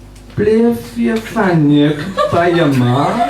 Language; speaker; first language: Dutch; non-native, learner; English